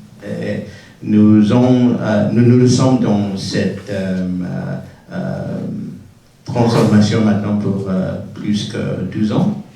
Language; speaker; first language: French; non-native, learner; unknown